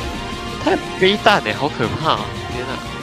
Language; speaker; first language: Chinese; native; Chinese